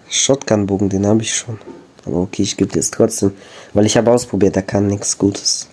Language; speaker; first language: German; native; German